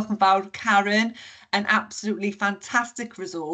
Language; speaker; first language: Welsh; non-native, local second language; English